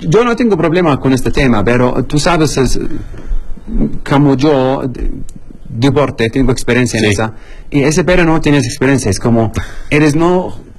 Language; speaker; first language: Spanish; non-native, learner; Arabic